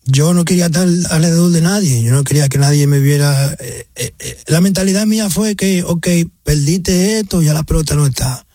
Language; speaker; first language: Spanish; early bilingual, heritage; Spanish